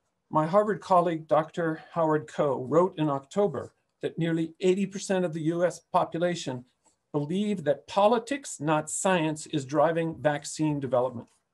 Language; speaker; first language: English; native; English